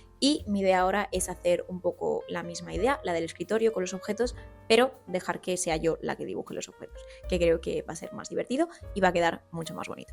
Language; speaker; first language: Spanish; native; Spanish